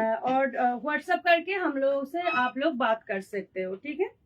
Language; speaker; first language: Hindi; non-native, local second language; Bangla